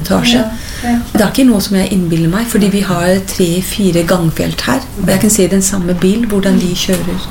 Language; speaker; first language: Norwegian; non-native, fluent; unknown